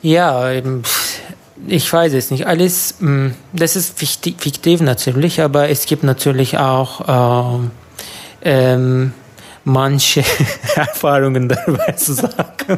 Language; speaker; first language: German; non-native, learner; Turkish